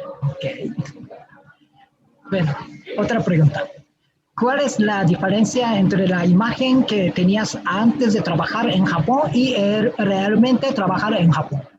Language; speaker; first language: Spanish; non-native, fluent; Japanese